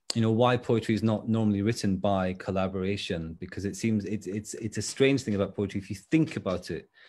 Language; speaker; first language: English; native; English